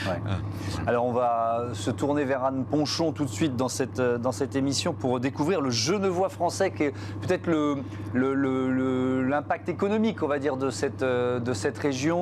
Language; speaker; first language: French; native; French